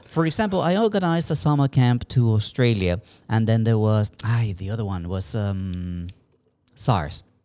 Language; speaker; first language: English; non-native, fluent; Spanish